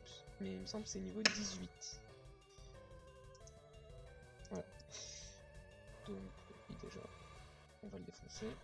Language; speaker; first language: French; native; French